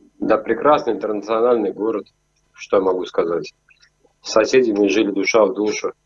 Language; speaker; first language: Russian; native; Russian